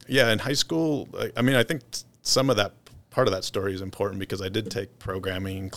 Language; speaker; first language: English; native; English